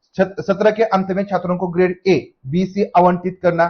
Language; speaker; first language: Hindi; non-native, local second language; Marathi